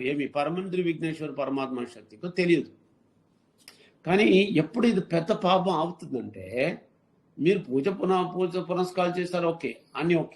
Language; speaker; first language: Telugu; non-native, learner; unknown